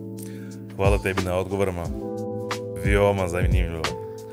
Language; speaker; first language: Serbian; non-native, fluent; Russian